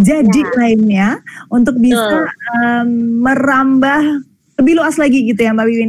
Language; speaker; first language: Indonesian; native; Indonesian